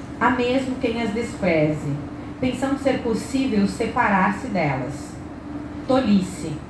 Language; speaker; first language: Portuguese; native; Portuguese